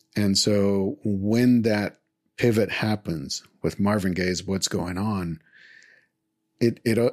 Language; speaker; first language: English; native; English